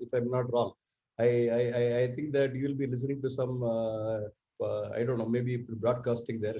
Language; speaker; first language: English; non-native, local second language; Tamil